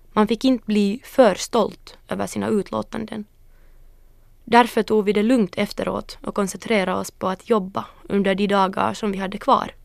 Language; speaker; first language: Swedish; early bilingual, other home language; Northern Sami